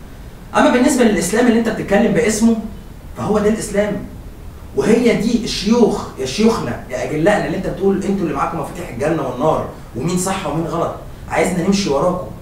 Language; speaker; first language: Arabic; native; Arabic